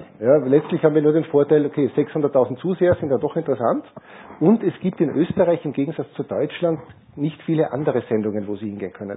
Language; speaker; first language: German; native; German